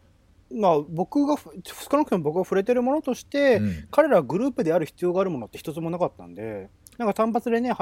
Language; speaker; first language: Japanese; native; Japanese